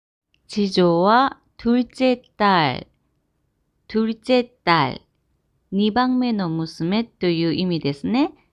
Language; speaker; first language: Japanese; non-native, fluent; Korean